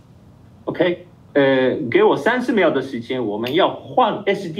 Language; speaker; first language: Chinese; non-native, fluent; Japanese